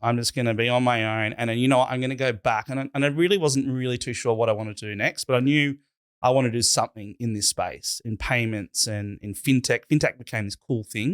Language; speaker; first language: English; native; English